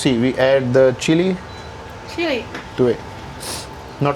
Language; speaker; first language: English; non-native, local second language; Hindi